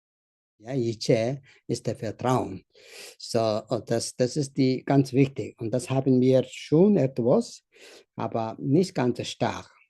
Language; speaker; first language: German; non-native, learner; Tibetan